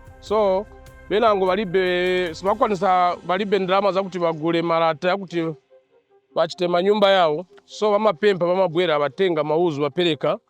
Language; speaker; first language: Nyanja; non-native, local second language; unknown